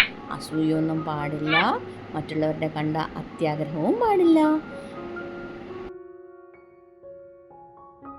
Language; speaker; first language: Malayalam; native; Malayalam